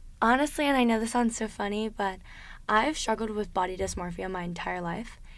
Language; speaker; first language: English; native; English